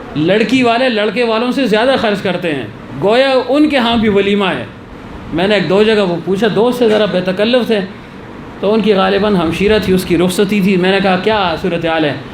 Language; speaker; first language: Urdu; non-native, local second language; Pashto